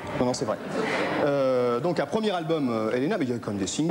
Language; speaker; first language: French; native; French